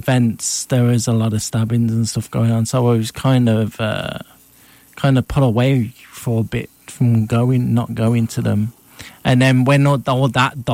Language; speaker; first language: English; native; English